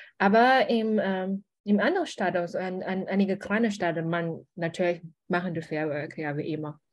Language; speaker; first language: German; non-native, learner; Chinese